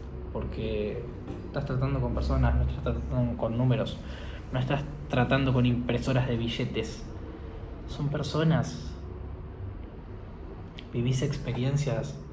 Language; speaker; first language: Spanish; native; Spanish